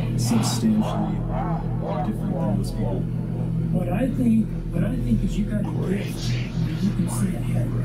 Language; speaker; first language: English; native; English